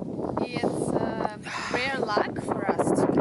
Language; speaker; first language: English; non-native, fluent; Belarusian